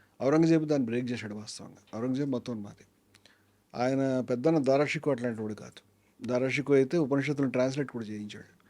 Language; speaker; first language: Telugu; native; Telugu